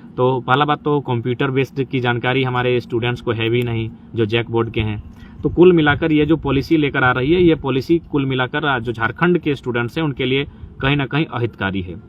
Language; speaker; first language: Hindi; non-native, local second language; Magahi